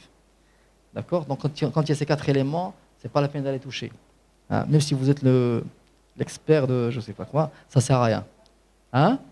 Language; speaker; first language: French; non-native, local second language; Arabic